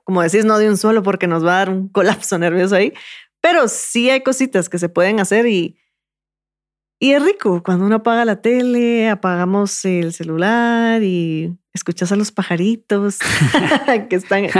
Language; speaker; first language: Spanish; native; Spanish